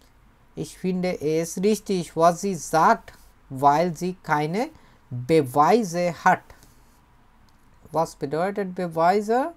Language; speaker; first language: German; non-native, fluent; Bangla